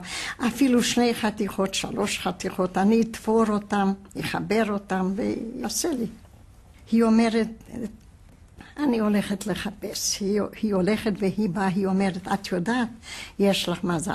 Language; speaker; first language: Hebrew; non-native, fluent; Hungarian